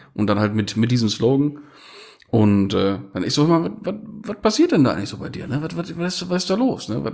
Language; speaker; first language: German; native; German